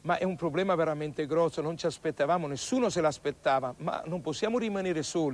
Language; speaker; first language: Italian; native; Italian